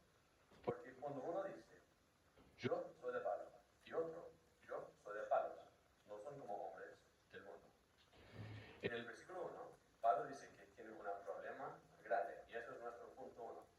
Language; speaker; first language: Spanish; non-native, fluent; English